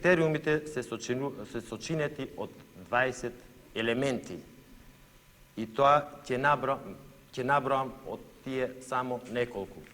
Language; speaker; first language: Macedonian; native; Macedonian